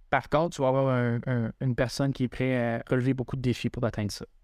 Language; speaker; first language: French; native; French